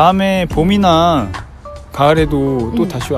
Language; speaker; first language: Korean; native; Korean